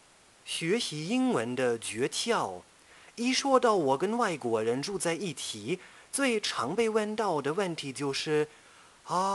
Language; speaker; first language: Chinese; non-native, fluent; German